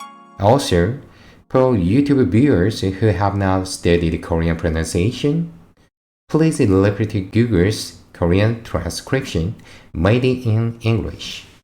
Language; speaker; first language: English; non-native, fluent; Korean